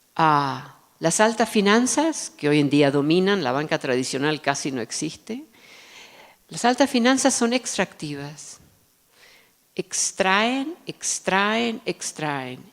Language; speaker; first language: Spanish; early bilingual, other home language; Dutch